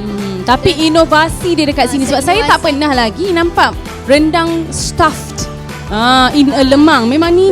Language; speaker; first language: Malay; native; Malay